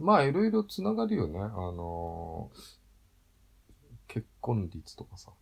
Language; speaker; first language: Japanese; native; Japanese